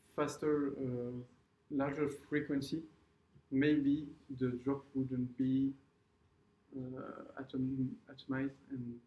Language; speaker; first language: English; non-native, fluent; French